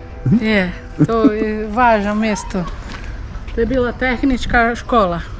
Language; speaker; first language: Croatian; non-native, learner; Portuguese